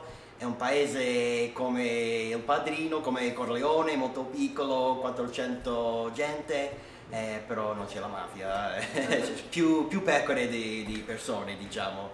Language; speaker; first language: Italian; non-native, learner; English